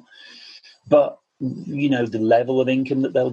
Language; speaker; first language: English; native; English